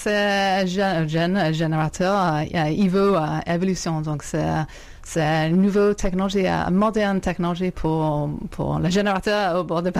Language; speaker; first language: French; non-native, fluent; English